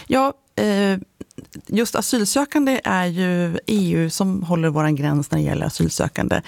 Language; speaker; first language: Swedish; native; Swedish